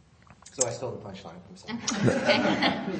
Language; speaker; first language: English; native; English